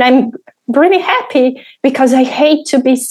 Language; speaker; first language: English; non-native, fluent; Portuguese